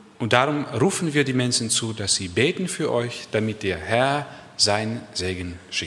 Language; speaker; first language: German; non-native, learner; Dutch